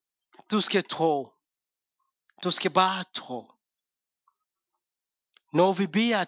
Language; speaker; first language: Danish; non-native, fluent; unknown